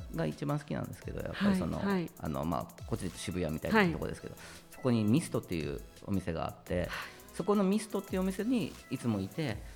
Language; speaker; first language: Japanese; native; Japanese